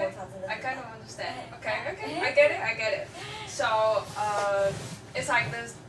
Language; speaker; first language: English; non-native, fluent; Chinese